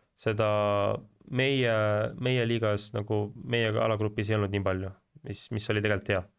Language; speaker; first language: Estonian; early bilingual, heritage; Estonian